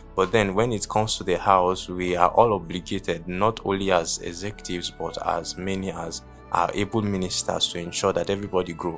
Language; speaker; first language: English; non-native, local second language; Igbo